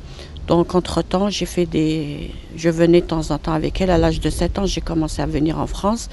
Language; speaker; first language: French; non-native, local second language; Arabic